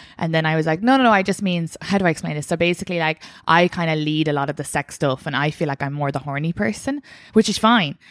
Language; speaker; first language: English; native; English